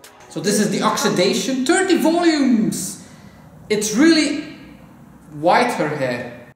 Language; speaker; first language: English; non-native, fluent; Dutch